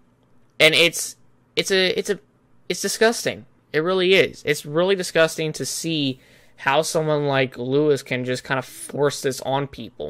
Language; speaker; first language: English; native; English